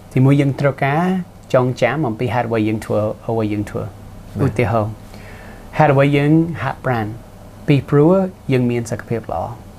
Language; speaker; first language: Khmer; early bilingual, heritage; Khmer